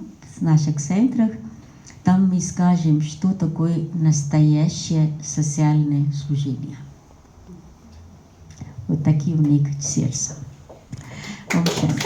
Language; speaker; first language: Russian; non-native, fluent; Hindi